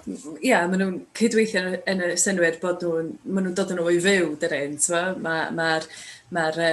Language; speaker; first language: Welsh; native; Welsh